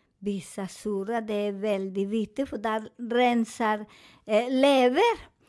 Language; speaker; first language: Swedish; non-native, fluent; Spanish